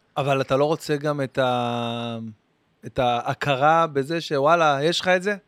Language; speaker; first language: Hebrew; native; Hebrew